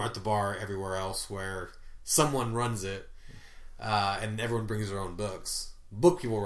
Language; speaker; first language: English; native; English